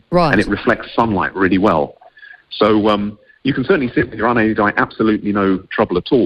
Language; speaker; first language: English; native; English